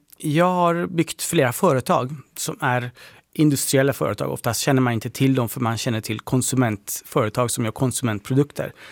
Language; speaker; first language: Swedish; early bilingual, other home language; Persian